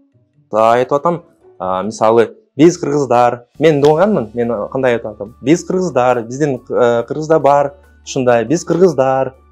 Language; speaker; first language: Kyrgyz; non-native, local second language; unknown